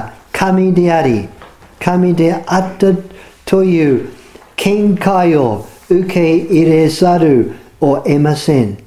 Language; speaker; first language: Japanese; non-native, fluent; English